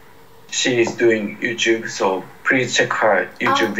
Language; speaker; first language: English; non-native, learner; Japanese